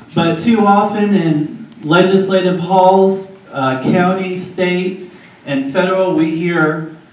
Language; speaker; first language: English; native; English